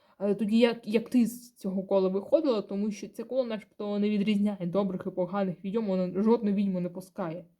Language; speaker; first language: Ukrainian; non-native, local second language; Russian